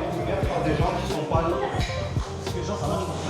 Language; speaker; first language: French; native; French